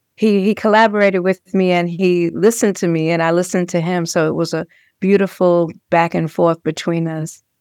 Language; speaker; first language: English; native; English